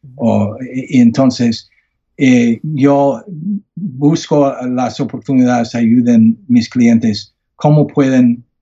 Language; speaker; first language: Spanish; non-native, learner; English